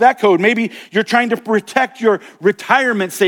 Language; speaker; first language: English; native; English